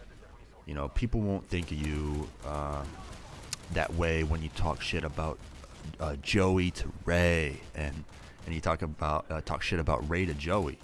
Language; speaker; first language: English; native; English